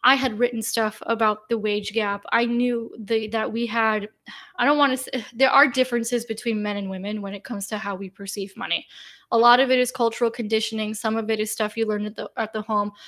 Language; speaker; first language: English; native; English